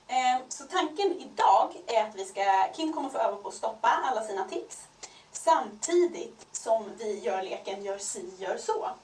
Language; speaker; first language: Swedish; native; Swedish